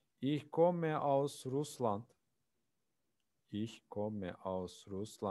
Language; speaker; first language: German; non-native, fluent; Turkish